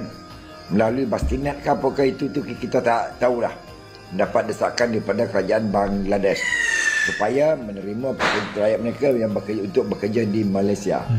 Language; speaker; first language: Malay; native; Malay